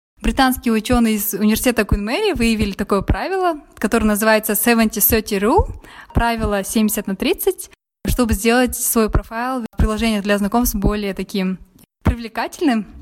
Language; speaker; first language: Russian; native; Russian